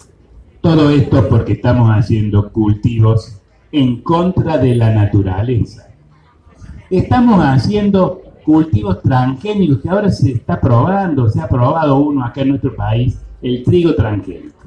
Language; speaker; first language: Spanish; native; Spanish